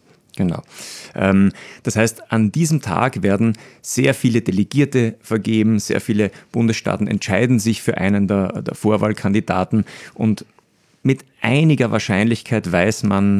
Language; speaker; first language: German; native; German